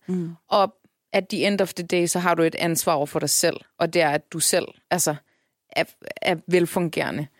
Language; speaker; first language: Danish; early bilingual, other home language; Turkish